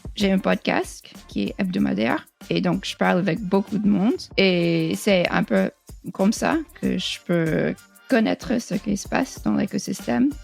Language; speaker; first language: French; non-native, fluent; English